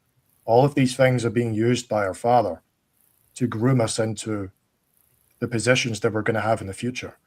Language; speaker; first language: English; native; English